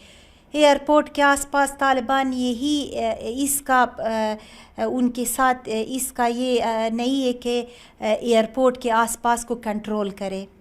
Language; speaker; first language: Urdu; non-native, learner; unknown